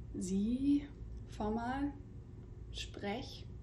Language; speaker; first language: German; non-native, fluent; English